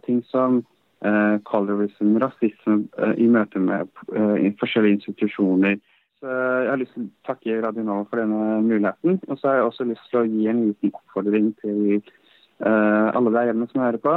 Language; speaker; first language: Norwegian; early bilingual, other home language; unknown